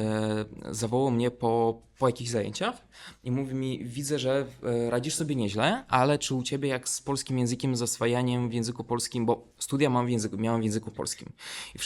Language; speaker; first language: Polish; non-native, fluent; Belarusian